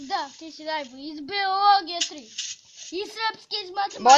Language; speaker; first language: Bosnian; early bilingual, heritage; Bosnian